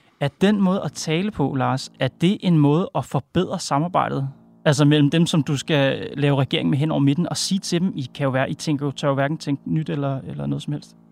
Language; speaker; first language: Danish; native; Danish